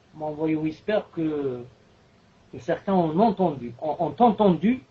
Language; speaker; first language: French; non-native, local second language; Arabic